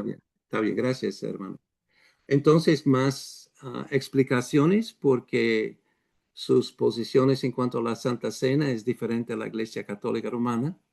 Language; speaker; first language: Spanish; non-native, fluent; English